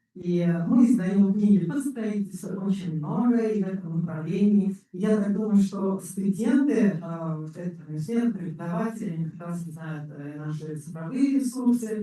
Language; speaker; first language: Russian; native; Russian